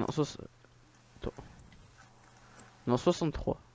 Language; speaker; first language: French; native; French